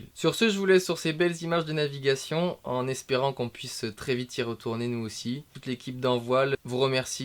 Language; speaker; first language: French; native; French